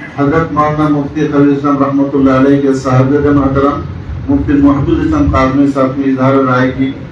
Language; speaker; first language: Urdu; non-native, local second language; Bangla